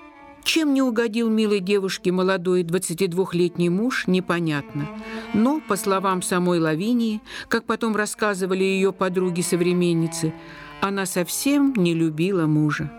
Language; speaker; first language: Russian; native; Russian